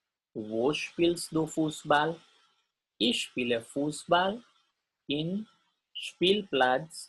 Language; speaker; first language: German; non-native, learner; Gujarati